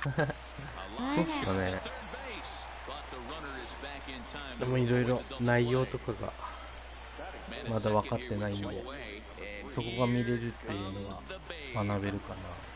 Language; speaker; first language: Japanese; native; Japanese